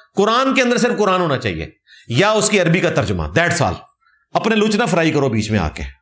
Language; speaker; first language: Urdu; non-native, local second language; Punjabi